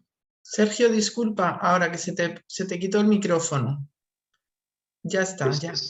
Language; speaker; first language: Spanish; native; Spanish